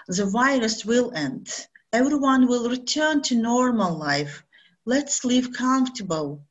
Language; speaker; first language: English; non-native, learner; Azerbaijani